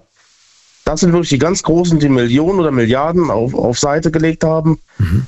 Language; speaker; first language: German; native; German